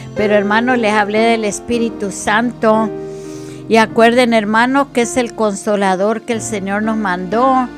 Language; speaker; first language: Spanish; early bilingual, other home language; English